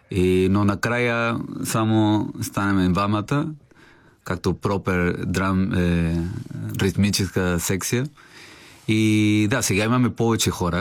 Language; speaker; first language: Bulgarian; non-native, learner; Spanish